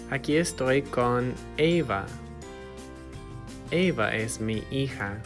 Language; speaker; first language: Spanish; non-native, fluent; English